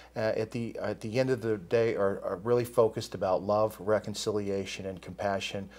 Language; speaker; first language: English; native; English